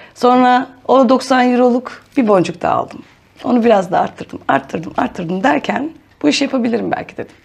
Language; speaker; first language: Turkish; native; Turkish